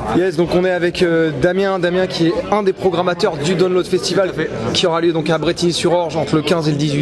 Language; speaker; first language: French; native; French